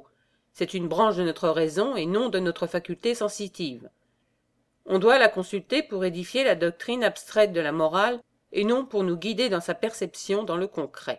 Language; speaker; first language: French; native; French